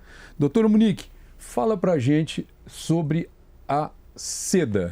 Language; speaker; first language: Portuguese; native; Portuguese